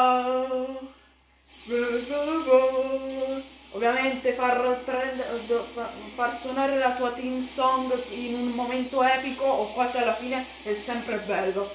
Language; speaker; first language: Italian; native; Italian